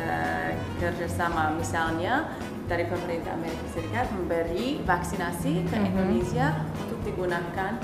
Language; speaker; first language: Indonesian; non-native, fluent; English